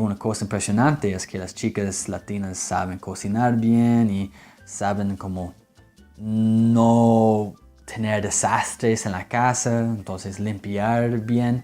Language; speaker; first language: Spanish; non-native, fluent; English